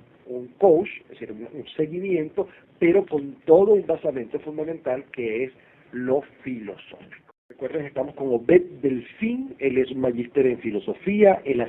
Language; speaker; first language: Spanish; native; Spanish